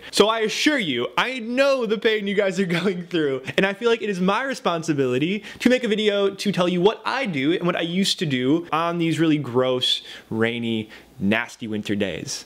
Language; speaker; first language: English; native; English